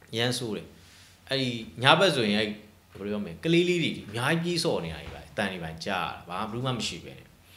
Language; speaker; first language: Burmese; native; Burmese